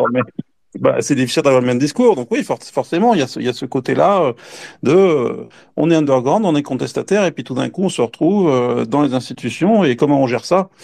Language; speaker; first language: French; native; French